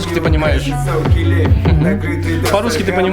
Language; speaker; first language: Russian; native; Russian